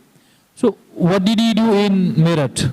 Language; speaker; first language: English; non-native, fluent; Hindi